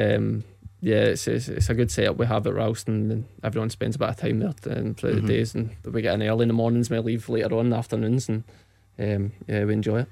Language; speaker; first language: English; native; English